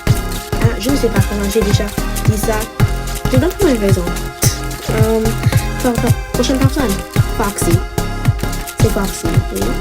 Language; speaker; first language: French; non-native, learner; English